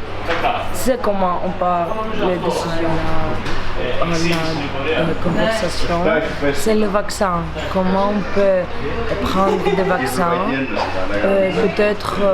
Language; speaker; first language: French; non-native, learner; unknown